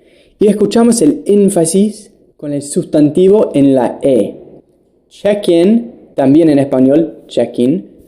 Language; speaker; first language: Spanish; non-native, fluent; English